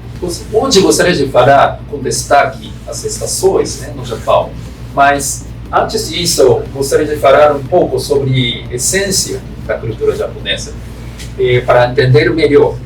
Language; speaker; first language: Portuguese; non-native, fluent; Japanese